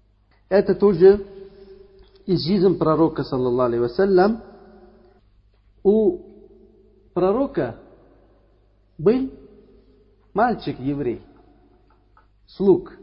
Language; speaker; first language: Russian; non-native, learner; Uzbek